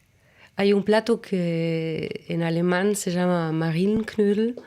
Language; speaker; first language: Spanish; early bilingual, other home language; German